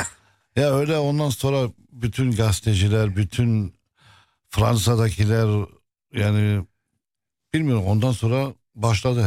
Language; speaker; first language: Turkish; non-native, fluent; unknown